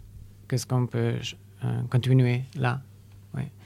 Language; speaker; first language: French; non-native, learner; Polish